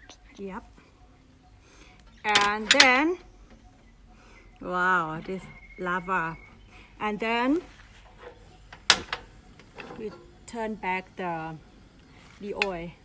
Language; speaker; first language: English; non-native, learner; Thai